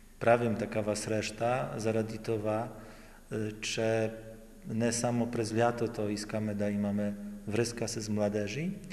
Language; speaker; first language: Bulgarian; non-native, learner; Polish